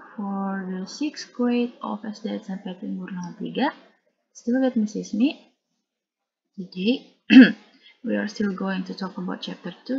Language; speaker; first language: English; non-native, fluent; Indonesian